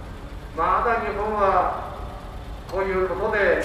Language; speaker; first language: Japanese; native; Japanese